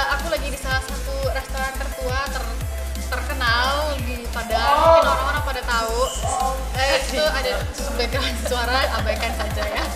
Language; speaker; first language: Indonesian; native; Indonesian